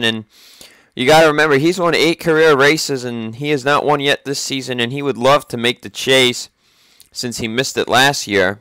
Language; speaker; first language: English; native; English